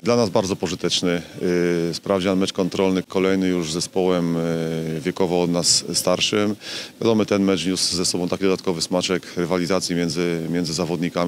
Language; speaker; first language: Polish; native; Polish